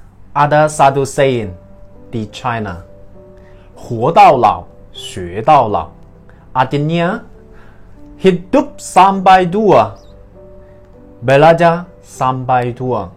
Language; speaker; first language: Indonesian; non-native, learner; Chinese